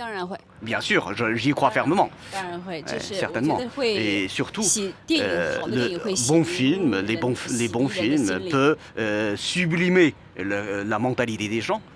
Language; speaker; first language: French; non-native, fluent; Chinese